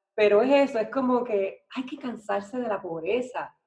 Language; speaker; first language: Spanish; native; Spanish